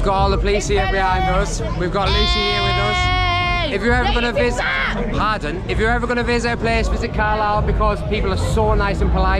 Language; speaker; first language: English; native; English